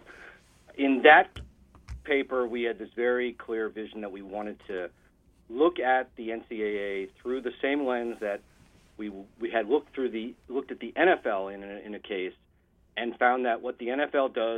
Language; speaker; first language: English; native; English